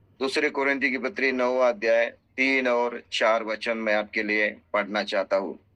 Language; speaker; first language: Hindi; non-native, local second language; Marathi